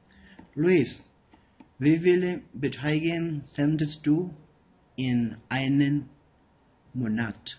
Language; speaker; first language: German; non-native, learner; Spanish